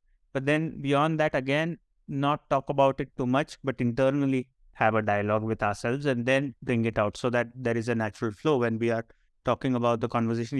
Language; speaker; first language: English; non-native, local second language; Marathi